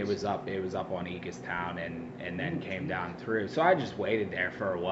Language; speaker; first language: English; native; English